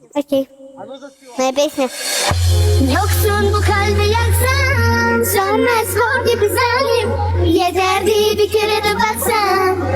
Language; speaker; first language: Russian; non-native, learner; Turkish